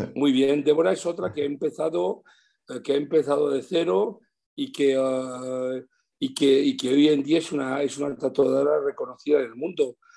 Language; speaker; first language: Spanish; early bilingual, heritage; Spanish